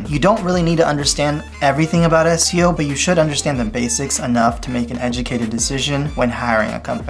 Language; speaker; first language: English; native; English